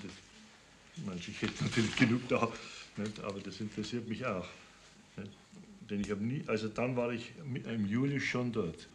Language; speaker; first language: German; native; German